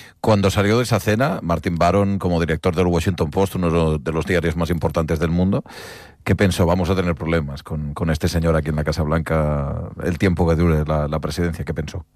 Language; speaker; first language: Spanish; non-native, local second language; Catalan